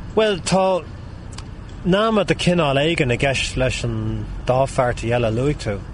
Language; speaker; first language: Irish; native; Irish